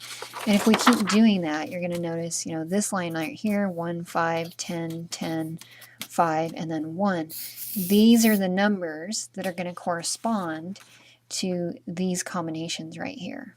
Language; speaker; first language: English; native; English